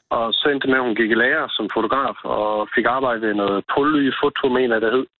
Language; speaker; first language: Danish; native; Danish